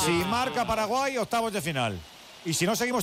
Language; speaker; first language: Spanish; native; Spanish